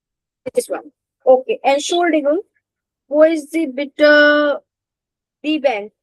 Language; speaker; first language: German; non-native, fluent; Hindi